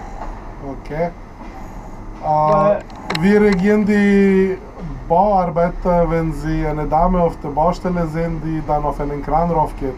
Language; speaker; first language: German; native; German